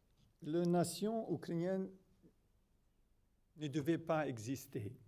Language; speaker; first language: French; non-native, fluent; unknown